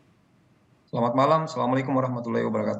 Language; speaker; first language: Indonesian; native; Indonesian